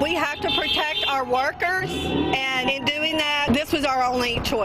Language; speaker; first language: English; native; English